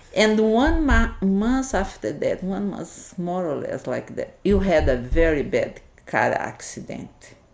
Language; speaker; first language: English; non-native, learner; Portuguese